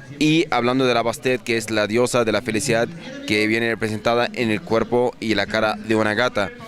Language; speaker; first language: Spanish; non-native, fluent; Arabic